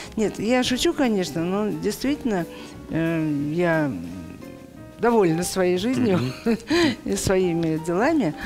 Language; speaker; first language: Russian; native; Russian